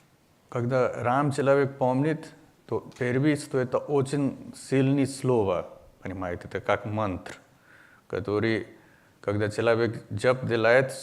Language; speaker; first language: Russian; non-native, learner; Hindi